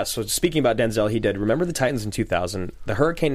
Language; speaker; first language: English; native; English